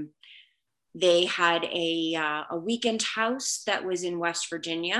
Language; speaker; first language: English; early bilingual, other home language; Spanish